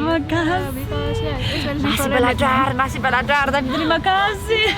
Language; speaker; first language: Indonesian; non-native, fluent; Polish